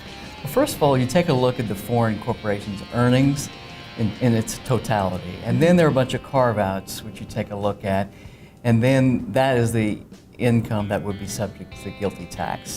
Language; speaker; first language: English; native; English